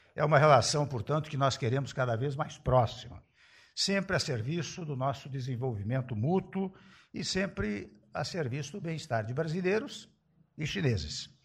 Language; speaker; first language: Portuguese; early bilingual, other home language; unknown